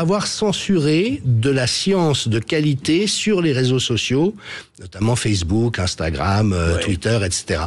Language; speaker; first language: French; native; French